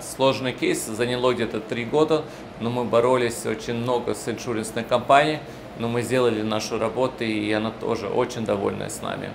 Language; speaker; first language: Russian; early bilingual, heritage; Russian